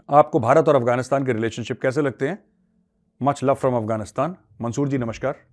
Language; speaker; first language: Hindi; native; Hindi